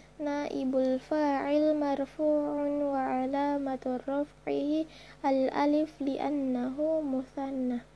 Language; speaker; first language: Arabic; non-native, learner; Indonesian